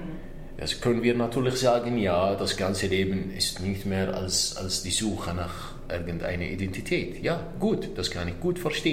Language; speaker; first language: German; non-native, fluent; Arabic